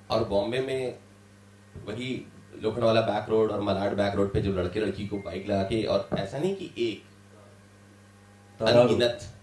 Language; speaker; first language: Hindi; native; Hindi